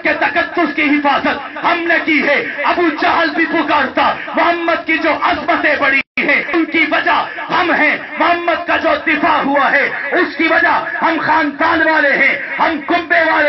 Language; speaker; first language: Urdu; non-native, local second language; Punjabi